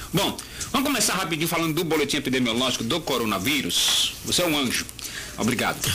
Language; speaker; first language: Portuguese; native; Portuguese